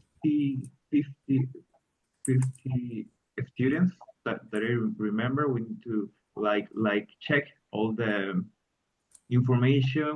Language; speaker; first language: English; non-native, learner; Spanish